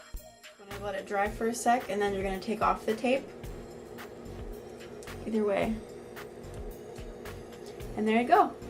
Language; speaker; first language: English; native; English